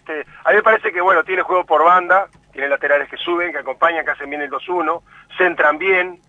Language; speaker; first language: Spanish; native; Spanish